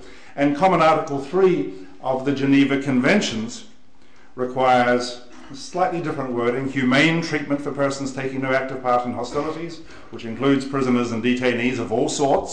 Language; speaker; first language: English; native; English